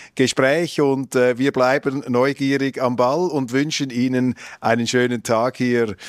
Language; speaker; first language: German; native; German